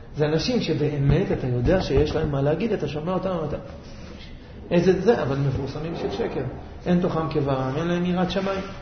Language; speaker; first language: Hebrew; native; Hebrew